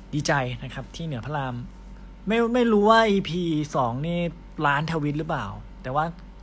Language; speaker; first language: Thai; native; Thai